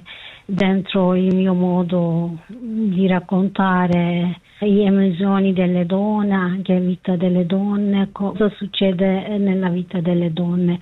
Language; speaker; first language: Italian; non-native, learner; Kurdish